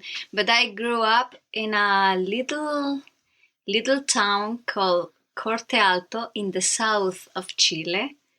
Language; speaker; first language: English; non-native, learner; Spanish